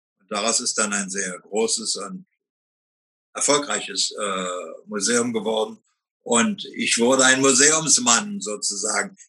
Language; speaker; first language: German; native; German